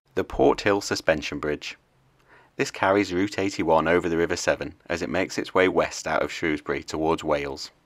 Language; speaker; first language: English; native; English